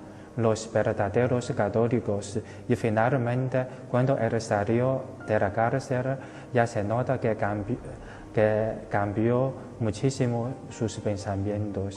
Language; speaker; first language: Spanish; non-native, fluent; Chinese